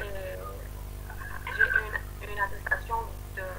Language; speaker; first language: French; non-native, learner; Arabic